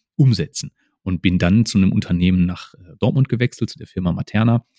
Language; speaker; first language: German; native; German